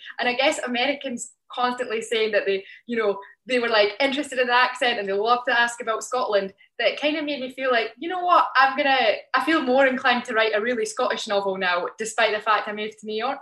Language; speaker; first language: English; native; English